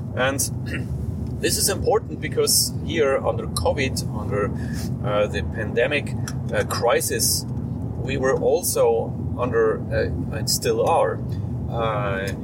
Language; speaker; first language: English; non-native, fluent; German